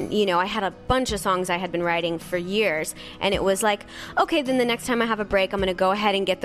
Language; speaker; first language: English; native; English